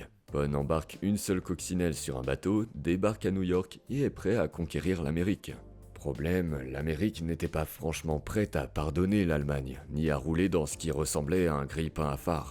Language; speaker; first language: French; native; French